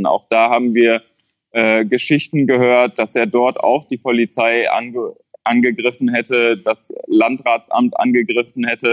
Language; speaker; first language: German; native; German